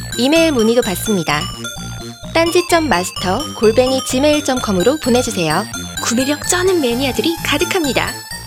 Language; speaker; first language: Korean; native; Korean